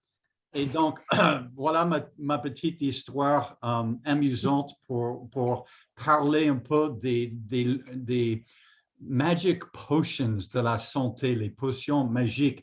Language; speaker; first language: French; non-native, fluent; English